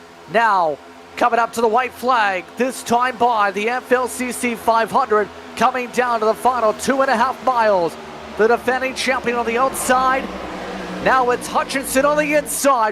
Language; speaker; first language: English; native; English